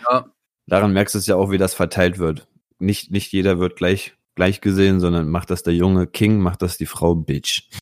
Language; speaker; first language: German; early bilingual, other home language; Italian